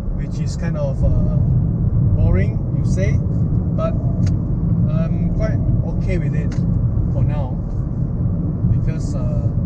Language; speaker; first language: English; non-native, local second language; Min Nan Chinese